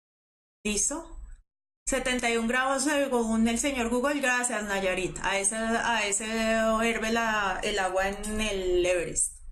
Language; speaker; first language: Spanish; native; Spanish